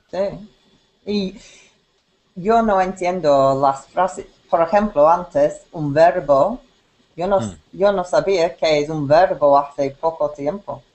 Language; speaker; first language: Spanish; non-native, learner; English